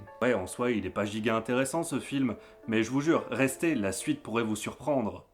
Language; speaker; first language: French; native; French